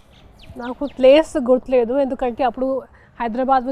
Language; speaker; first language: Telugu; non-native, local second language; Hindi